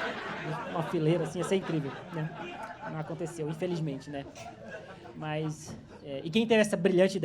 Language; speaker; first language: Portuguese; native; Portuguese